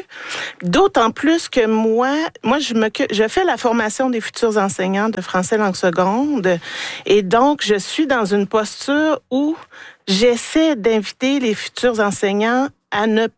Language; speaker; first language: French; native; French